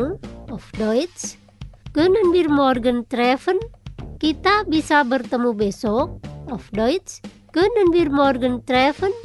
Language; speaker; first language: German; non-native, fluent; Indonesian